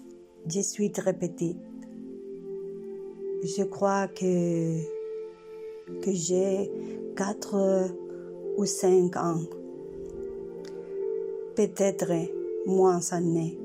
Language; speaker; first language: French; non-native, learner; Spanish